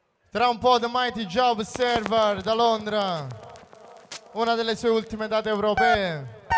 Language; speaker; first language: Italian; native; Italian